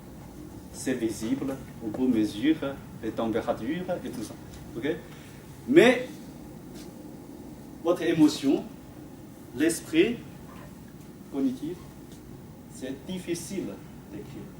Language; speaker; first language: French; non-native, fluent; Chinese